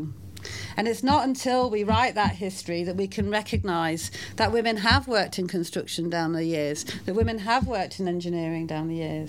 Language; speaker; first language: English; native; English